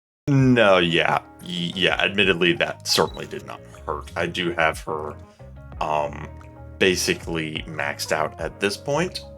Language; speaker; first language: English; native; English